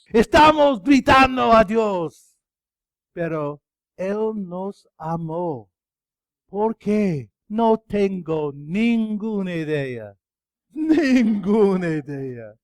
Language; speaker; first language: Spanish; non-native, fluent; English